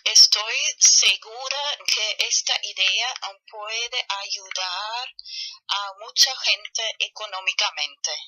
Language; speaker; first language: Spanish; non-native, fluent; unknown